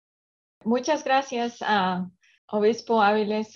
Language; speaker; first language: Spanish; early bilingual, other home language; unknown